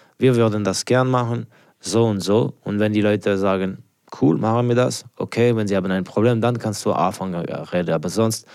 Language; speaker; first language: German; non-native, local second language; French